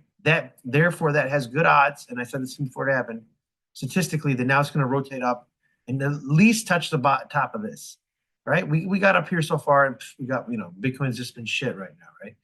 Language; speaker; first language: English; native; English